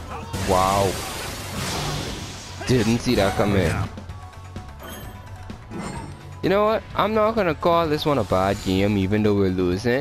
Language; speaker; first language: English; native; English